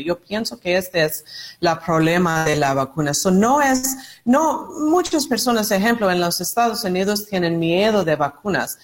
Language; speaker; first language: Spanish; non-native, learner; English